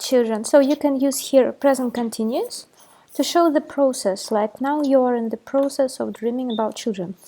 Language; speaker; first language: English; non-native, fluent; Russian